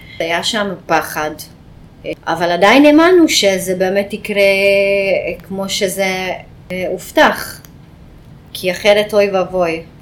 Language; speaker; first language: Hebrew; non-native, fluent; Hungarian